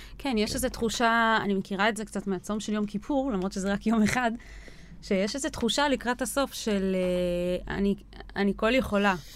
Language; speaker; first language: Hebrew; native; Hebrew